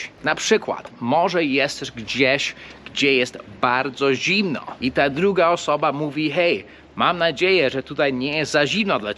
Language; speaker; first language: Polish; non-native, fluent; English